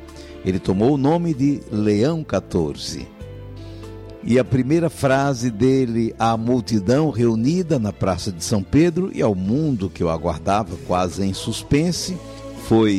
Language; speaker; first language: Portuguese; native; Portuguese